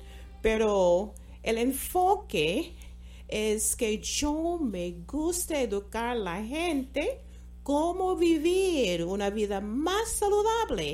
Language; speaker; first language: Spanish; non-native, fluent; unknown